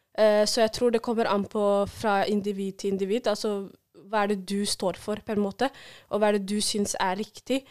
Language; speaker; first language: Norwegian; early bilingual, other home language; Somali